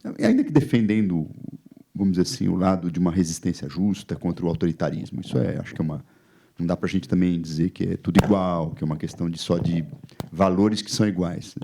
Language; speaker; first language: Portuguese; native; Portuguese